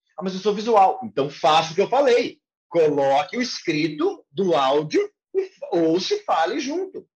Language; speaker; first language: Portuguese; native; Portuguese